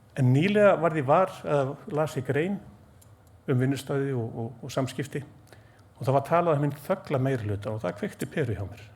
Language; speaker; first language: Icelandic; native; Icelandic